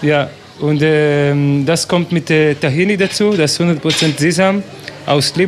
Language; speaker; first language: German; non-native, learner; Hebrew